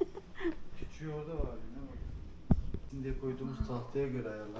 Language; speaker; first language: Turkish; native; Turkish